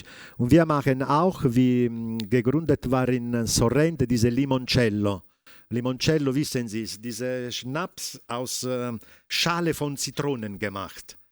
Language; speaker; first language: German; non-native, fluent; Italian